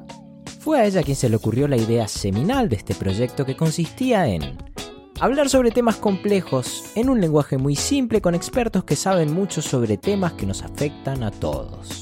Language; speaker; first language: Spanish; native; Spanish